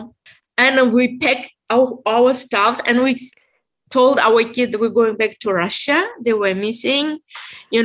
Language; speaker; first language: English; non-native, fluent; Uzbek